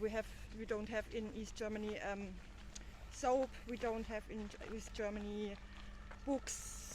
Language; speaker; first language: English; non-native, learner; German